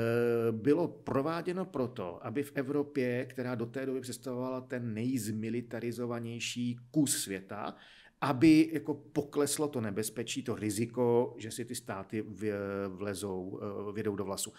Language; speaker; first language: Czech; native; Czech